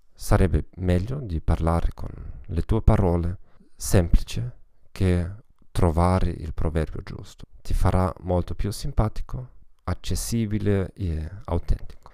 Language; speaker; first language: Italian; non-native, fluent; German